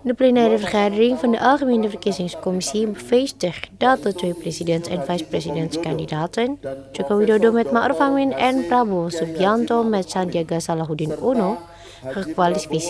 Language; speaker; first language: Dutch; non-native, fluent; Indonesian